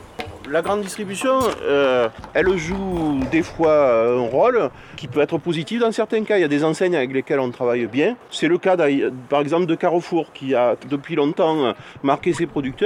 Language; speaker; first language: French; native; French